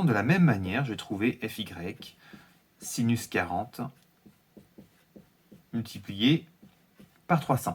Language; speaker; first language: French; native; French